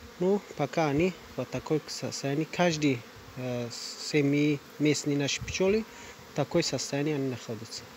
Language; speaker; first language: Russian; non-native, learner; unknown